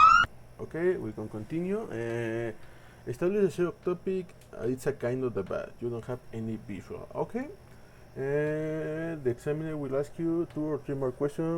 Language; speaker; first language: English; non-native, learner; Spanish